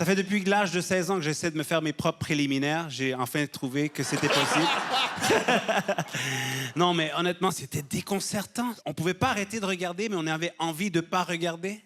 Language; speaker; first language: French; native; French